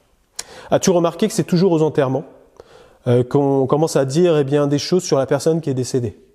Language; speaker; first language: French; native; French